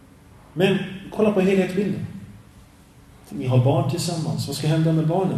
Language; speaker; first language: Swedish; early bilingual, other home language; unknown